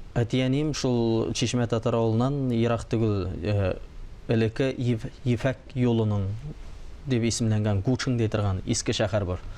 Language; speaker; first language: Tatar; early bilingual, heritage; Tatar